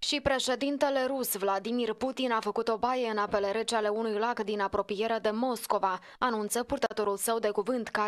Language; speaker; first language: Romanian; native; Romanian